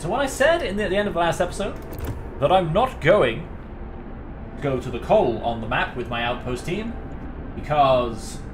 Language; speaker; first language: English; native; English